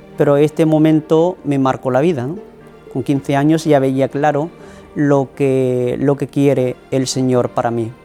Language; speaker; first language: Spanish; non-native, fluent; Chinese